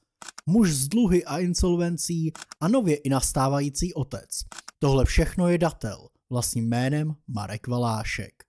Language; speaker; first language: Czech; native; Czech